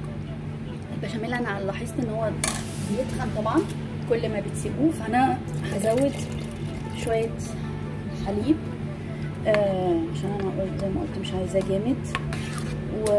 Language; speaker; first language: Arabic; native; Arabic